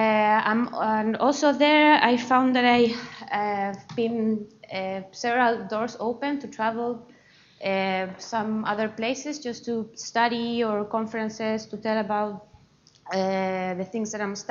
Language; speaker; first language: English; non-native, fluent; Spanish